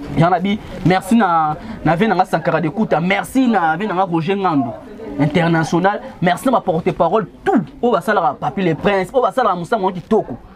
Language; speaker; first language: Lingala; native; Lingala